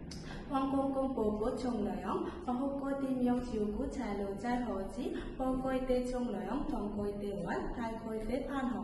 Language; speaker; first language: Cantonese; non-native, learner; Bangla